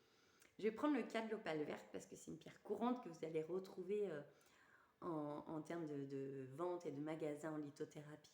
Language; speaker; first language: French; native; French